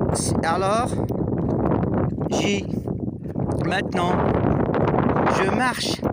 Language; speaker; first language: French; non-native, learner; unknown